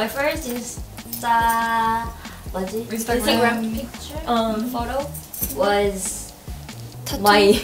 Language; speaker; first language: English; non-native, learner; Korean